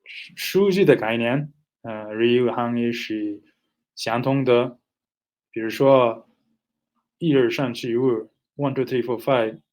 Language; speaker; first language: Chinese; non-native, learner; Nepali